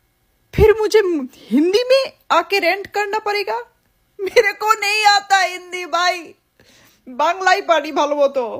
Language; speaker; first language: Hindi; non-native, learner; Bangla